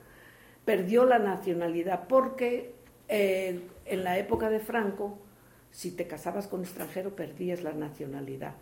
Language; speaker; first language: Spanish; early bilingual, heritage; Spanish